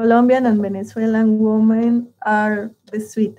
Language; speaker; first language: English; non-native, learner; Spanish